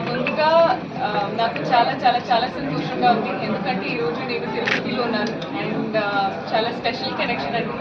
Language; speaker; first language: Telugu; non-native, learner; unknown